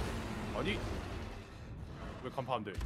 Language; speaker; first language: Korean; native; Korean